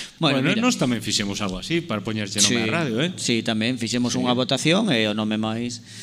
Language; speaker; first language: Galician; non-native, local second language; Spanish